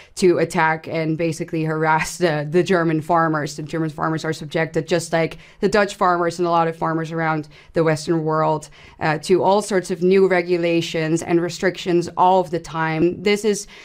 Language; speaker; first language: English; non-native, fluent; Dutch